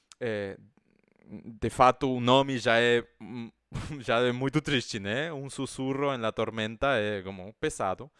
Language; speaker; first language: Portuguese; non-native, fluent; Spanish